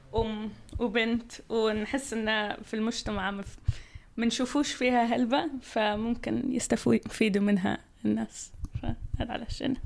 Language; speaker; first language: Arabic; early bilingual, heritage; Arabic